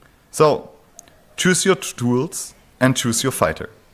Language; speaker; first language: English; non-native, fluent; German